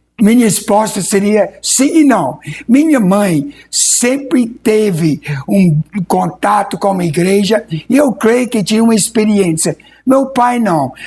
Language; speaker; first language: Portuguese; non-native, fluent; English